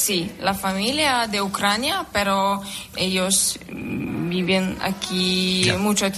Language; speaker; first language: Spanish; non-native, learner; Ukrainian